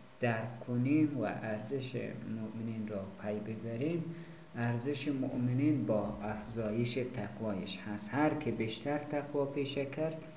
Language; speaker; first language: Persian; native; Persian